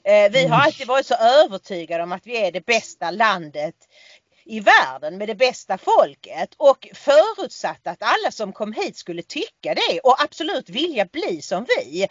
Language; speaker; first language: Swedish; native; Swedish